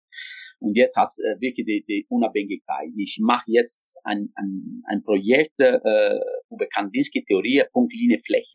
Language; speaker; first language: German; non-native, fluent; Italian